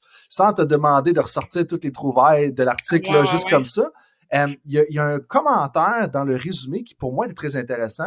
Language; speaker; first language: French; native; French